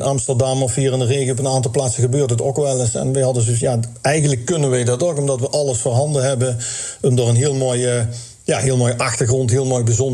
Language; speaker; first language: Dutch; native; Dutch